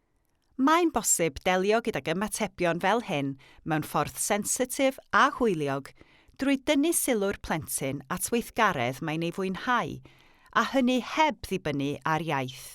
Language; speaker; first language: Welsh; native; Welsh